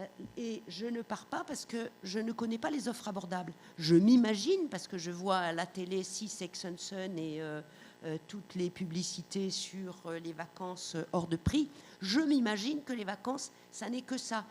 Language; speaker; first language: French; native; French